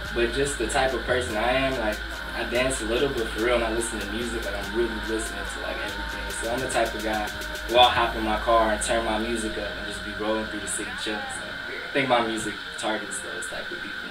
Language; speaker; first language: English; native; English